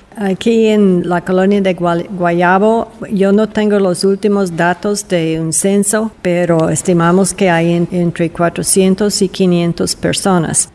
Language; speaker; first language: Spanish; non-native, fluent; English